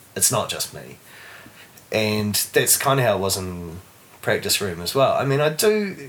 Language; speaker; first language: English; native; English